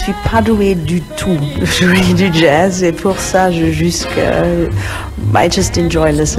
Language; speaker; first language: French; non-native, fluent; German